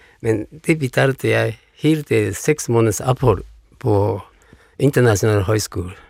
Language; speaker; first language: Danish; non-native, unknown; Japanese